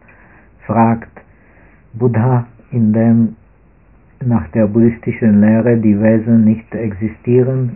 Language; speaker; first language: German; non-native, fluent; Czech